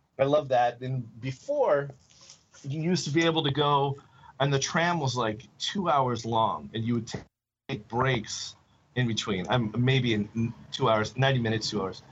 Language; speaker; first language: English; native; English